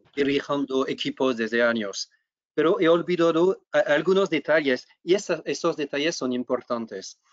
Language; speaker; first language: Spanish; non-native, fluent; French